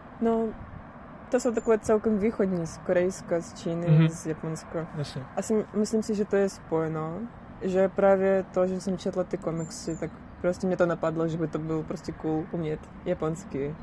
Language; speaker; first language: Czech; non-native, fluent; Russian